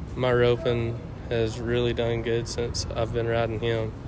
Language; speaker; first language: English; native; English